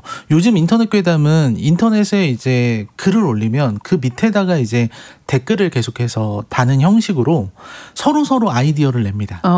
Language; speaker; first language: Korean; native; Korean